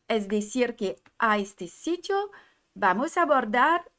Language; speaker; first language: Spanish; non-native, learner; French